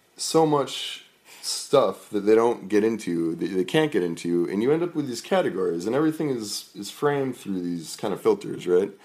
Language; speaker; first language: English; native; English